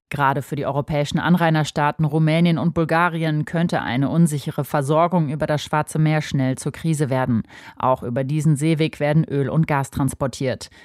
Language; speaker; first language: German; native; German